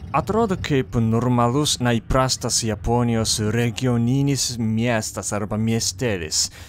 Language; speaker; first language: Lithuanian; non-native, fluent; Japanese